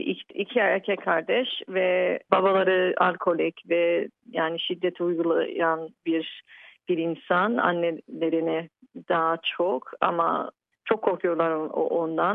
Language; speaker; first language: Turkish; early bilingual, heritage; Turkish